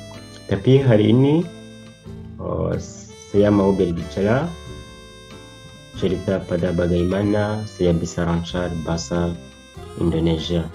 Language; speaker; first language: Indonesian; non-native, learner; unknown